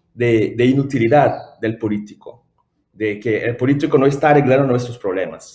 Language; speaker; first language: Spanish; non-native, local second language; Portuguese